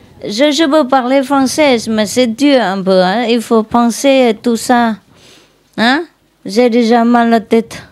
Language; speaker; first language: French; non-native, learner; Vietnamese